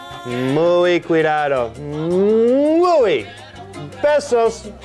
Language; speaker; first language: Spanish; non-native, learner; English